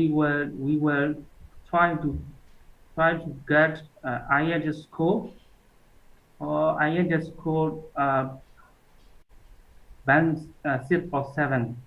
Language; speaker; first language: English; non-native, learner; Burmese